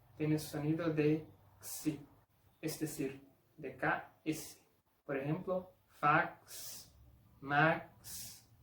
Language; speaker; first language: Spanish; non-native, fluent; Portuguese